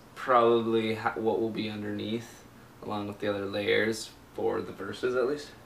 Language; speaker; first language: English; native; English